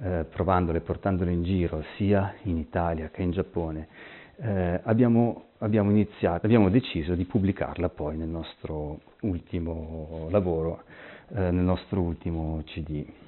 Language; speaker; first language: Italian; native; Italian